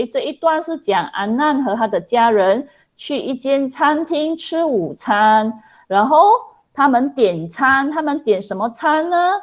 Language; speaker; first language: Chinese; non-native, local second language; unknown